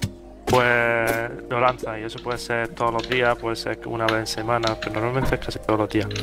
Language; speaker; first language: Spanish; native; Spanish